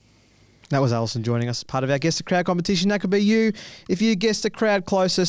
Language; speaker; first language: English; native; English